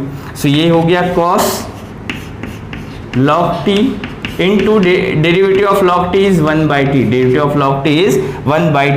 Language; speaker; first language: Hindi; native; Hindi